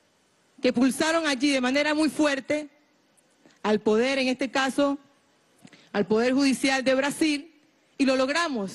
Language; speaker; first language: Spanish; native; Spanish